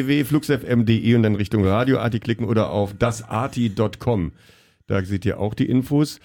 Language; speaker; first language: German; native; German